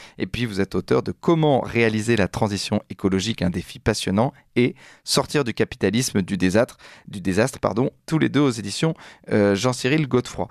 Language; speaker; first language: French; native; French